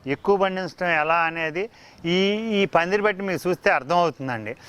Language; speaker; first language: Telugu; native; Telugu